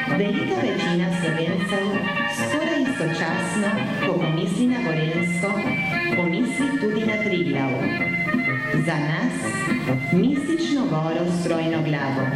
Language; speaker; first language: Slovenian; early bilingual, heritage; Slovenian